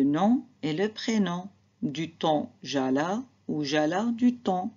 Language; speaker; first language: French; non-native, fluent; Arabic